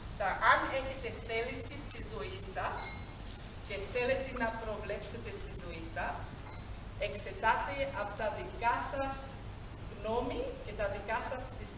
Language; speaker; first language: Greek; early bilingual, heritage; Greek